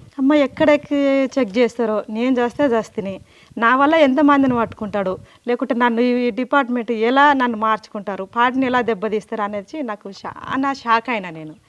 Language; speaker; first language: Telugu; native; Telugu